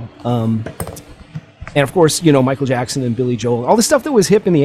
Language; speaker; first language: English; early bilingual, other home language; Russian